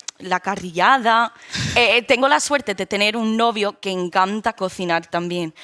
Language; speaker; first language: Spanish; non-native, fluent; English